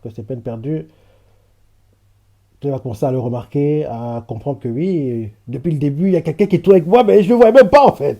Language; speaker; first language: French; native; French